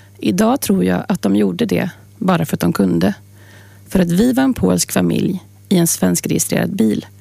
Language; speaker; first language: Swedish; native; Swedish